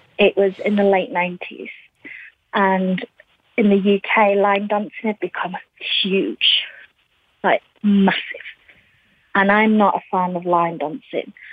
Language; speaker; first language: English; native; English